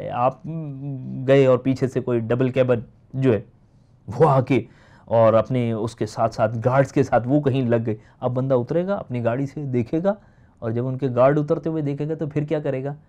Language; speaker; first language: Urdu; native; Urdu